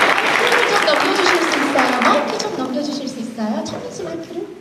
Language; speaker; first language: Japanese; native; Japanese